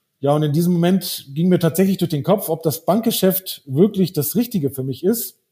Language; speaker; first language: German; early bilingual, heritage; German